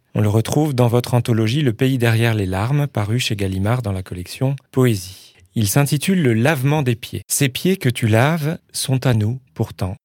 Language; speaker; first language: French; native; French